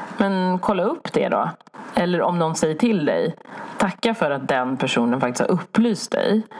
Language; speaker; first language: Swedish; early bilingual, other home language; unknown